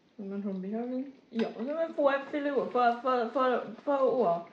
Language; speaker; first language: Swedish; non-native, learner; Vietnamese